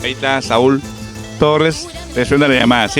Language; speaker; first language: Spanish; native; Spanish